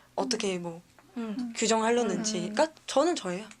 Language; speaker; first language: Korean; native; Korean